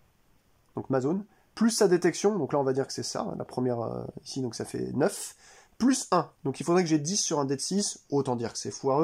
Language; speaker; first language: French; native; French